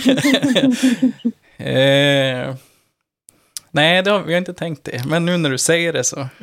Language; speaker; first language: Swedish; native; Swedish